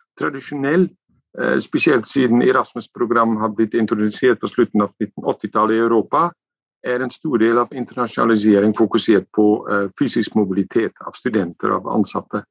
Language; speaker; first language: Norwegian; non-native, fluent; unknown